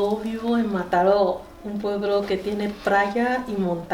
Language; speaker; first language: Spanish; non-native, learner; Chinese